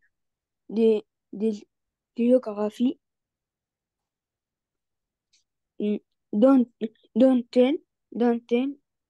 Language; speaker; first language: French; non-native, learner; Arabic